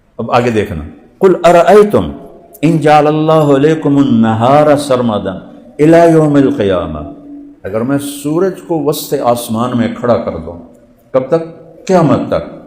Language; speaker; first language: Urdu; non-native, local second language; Punjabi